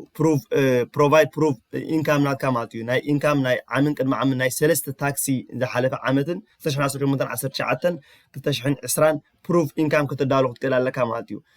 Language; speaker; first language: Tigrinya; early bilingual, heritage; Tigrinya